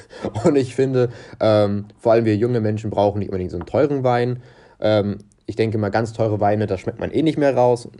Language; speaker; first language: German; non-native, fluent; Portuguese